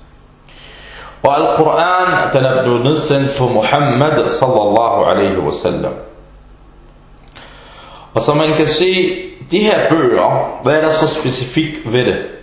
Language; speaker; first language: Danish; early bilingual, other home language; Arabic